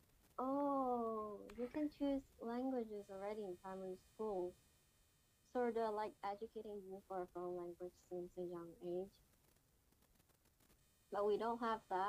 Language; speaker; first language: English; non-native, local second language; Cantonese